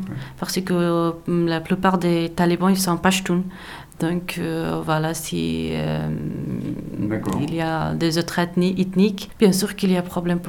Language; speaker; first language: French; non-native, learner; Persian